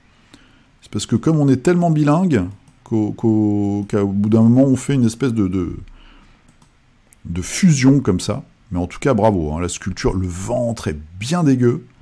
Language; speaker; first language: French; native; French